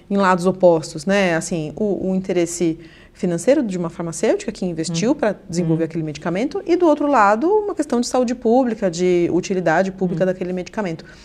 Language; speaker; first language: Portuguese; native; Portuguese